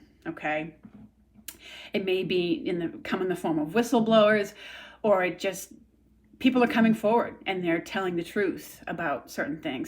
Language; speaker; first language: English; native; English